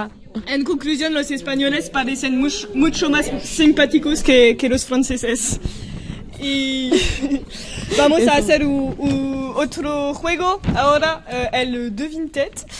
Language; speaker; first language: Spanish; non-native, learner; French